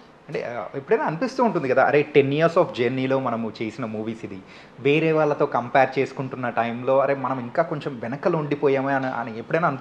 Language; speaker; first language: Telugu; native; Telugu